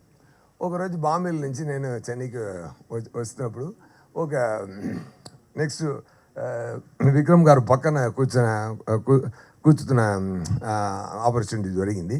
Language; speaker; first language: Telugu; non-native, local second language; Tamil